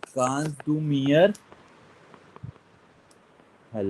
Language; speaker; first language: German; non-native, fluent; Hindi